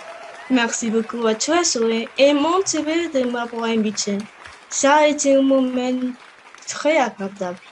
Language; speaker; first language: French; non-native, learner; Spanish